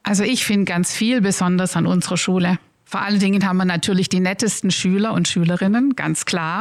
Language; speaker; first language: German; native; German